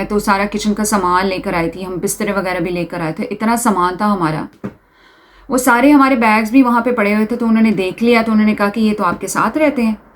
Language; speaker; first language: Urdu; native; Urdu